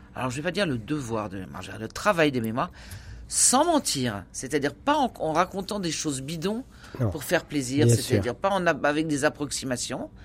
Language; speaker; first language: French; native; French